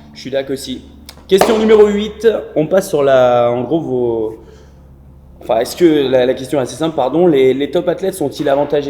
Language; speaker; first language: French; native; French